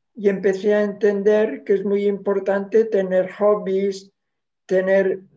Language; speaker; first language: Spanish; non-native, local second language; Catalan